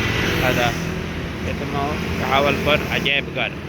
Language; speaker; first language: Arabic; non-native, learner; Urdu